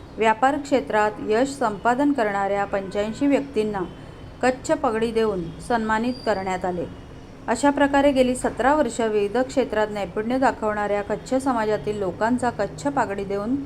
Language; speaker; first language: Marathi; native; Marathi